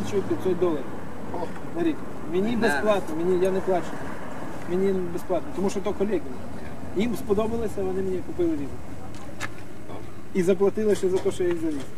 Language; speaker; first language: Ukrainian; native; Ukrainian